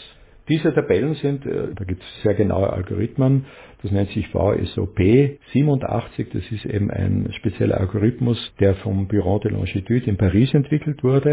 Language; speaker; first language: German; native; German